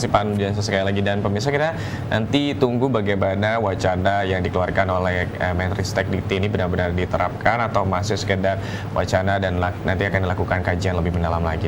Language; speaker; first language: Indonesian; native; Indonesian